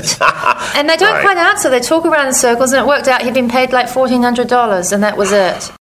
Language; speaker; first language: English; native; English